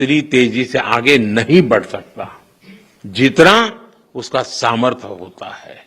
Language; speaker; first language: Hindi; non-native, local second language; Gujarati